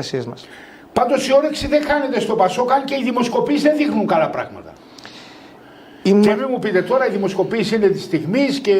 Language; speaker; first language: Greek; native; Greek